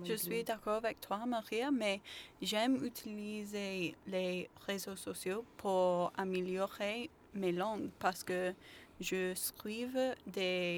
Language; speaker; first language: French; non-native, learner; English